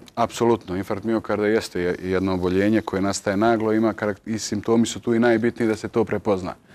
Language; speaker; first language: Serbian; native; Serbian